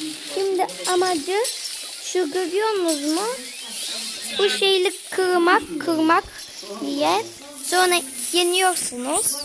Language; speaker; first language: Turkish; early bilingual, heritage; Turkish